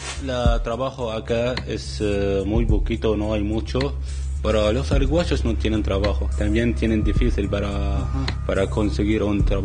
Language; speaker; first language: Spanish; non-native, learner; Arabic